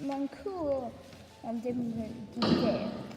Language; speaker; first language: Welsh; non-native, local second language; English